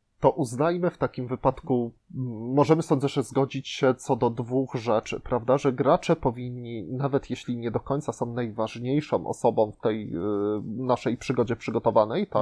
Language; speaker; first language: Polish; native; Polish